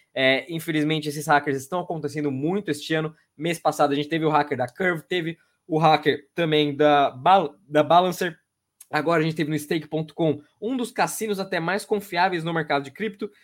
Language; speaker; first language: Portuguese; native; Portuguese